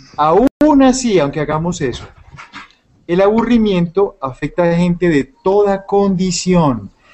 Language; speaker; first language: Spanish; native; Spanish